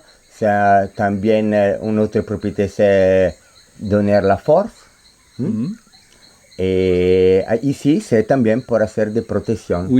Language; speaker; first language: French; non-native, fluent; Spanish